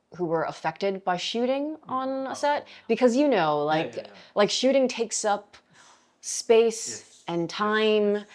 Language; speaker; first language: English; native; English